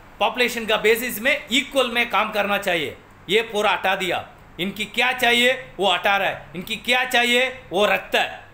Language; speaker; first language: Hindi; non-native, local second language; Tamil